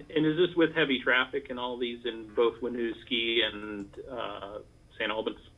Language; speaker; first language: English; native; English